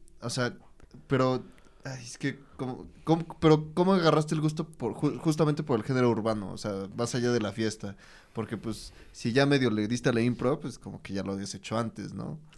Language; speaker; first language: Spanish; native; Spanish